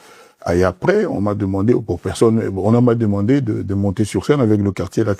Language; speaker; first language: French; non-native, local second language; Lingala